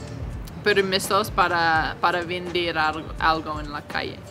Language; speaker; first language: Spanish; non-native, learner; English